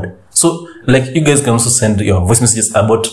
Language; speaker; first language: English; non-native, local second language; Luo (Kenya and Tanzania)